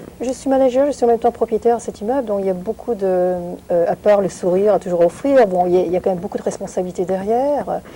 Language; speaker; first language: French; non-native, fluent; Vietnamese